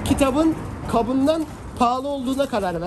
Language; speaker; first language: Turkish; native; Turkish